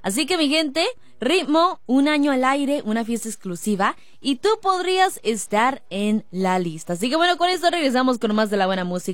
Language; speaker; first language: Spanish; native; Spanish